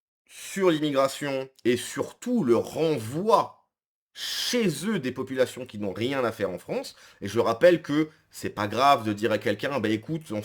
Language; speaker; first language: French; native; French